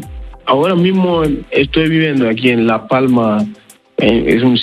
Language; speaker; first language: Spanish; non-native, learner; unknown